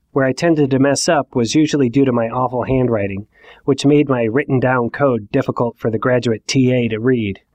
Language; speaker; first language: English; native; English